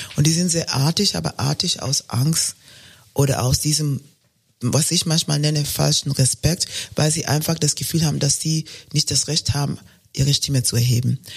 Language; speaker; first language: German; non-native, fluent; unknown